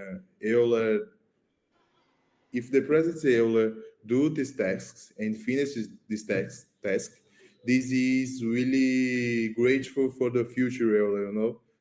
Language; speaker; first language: English; non-native, learner; Portuguese